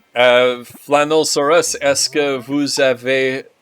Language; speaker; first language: French; non-native, learner; English